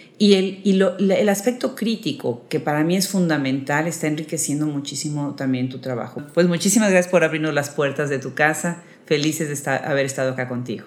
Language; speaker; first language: Spanish; native; Spanish